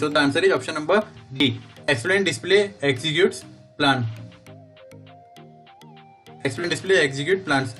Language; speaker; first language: English; non-native, local second language; Hindi